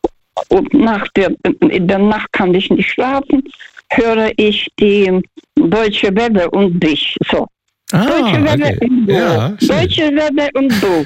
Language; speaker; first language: German; non-native, fluent; Russian